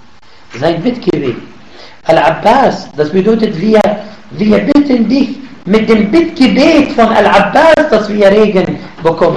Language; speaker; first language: German; non-native, learner; Arabic